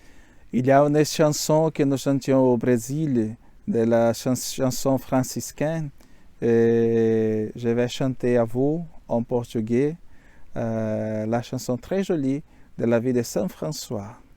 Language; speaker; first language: French; non-native, learner; Portuguese